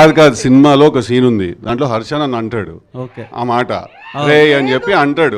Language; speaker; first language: Telugu; native; Telugu